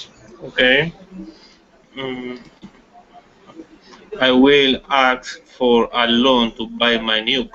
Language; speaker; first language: English; non-native, learner; Spanish